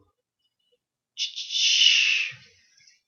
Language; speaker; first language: English; native; English